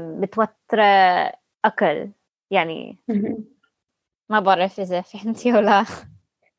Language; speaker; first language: Arabic; non-native, learner; English